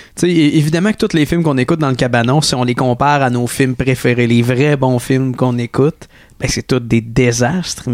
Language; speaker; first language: French; native; French